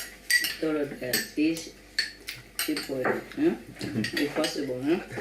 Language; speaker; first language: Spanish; non-native, learner; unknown